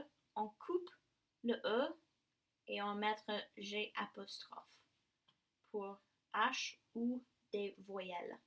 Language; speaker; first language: French; non-native, learner; English